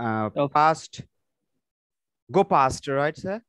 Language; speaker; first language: English; non-native, learner; Bangla